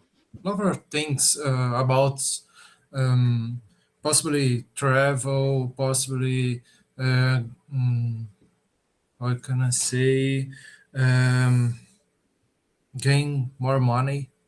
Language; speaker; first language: English; non-native, learner; Portuguese